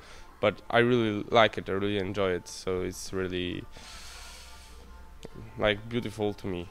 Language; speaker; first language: English; non-native, fluent; Polish